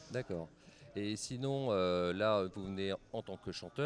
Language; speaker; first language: French; native; French